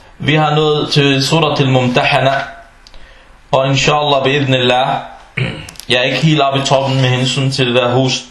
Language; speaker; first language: Danish; non-native, fluent; Arabic